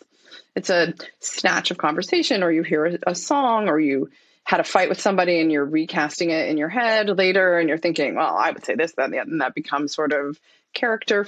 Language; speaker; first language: English; native; English